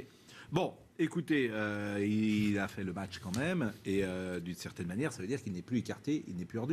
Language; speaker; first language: French; native; French